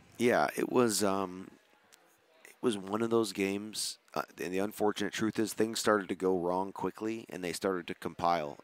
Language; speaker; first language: English; native; English